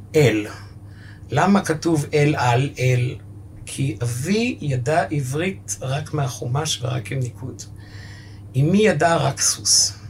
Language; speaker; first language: Hebrew; early bilingual, other home language; German